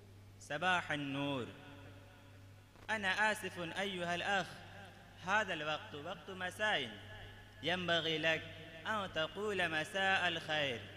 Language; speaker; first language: Arabic; non-native, fluent; Urdu